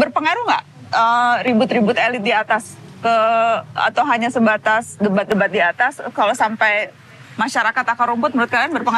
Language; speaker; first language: Indonesian; native; Indonesian